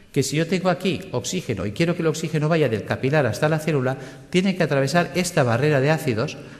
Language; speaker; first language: Spanish; native; Spanish